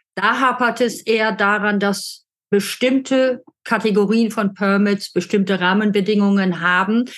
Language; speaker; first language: German; native; German